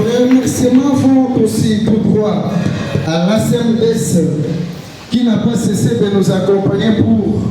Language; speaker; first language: French; non-native, local second language; Luba-Lulua